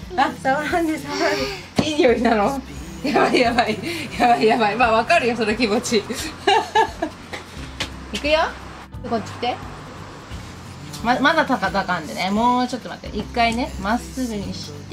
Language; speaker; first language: Japanese; early bilingual, heritage; Japanese